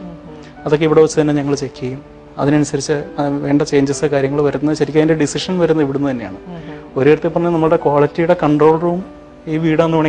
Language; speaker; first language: Malayalam; native; Malayalam